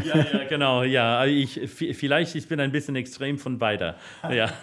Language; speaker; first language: German; non-native, fluent; English